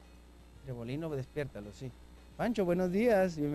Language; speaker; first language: Spanish; native; Spanish